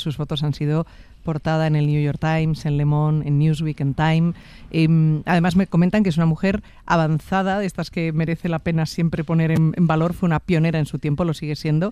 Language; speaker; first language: Spanish; native; Spanish